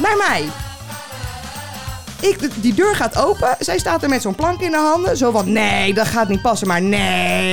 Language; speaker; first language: Dutch; native; Dutch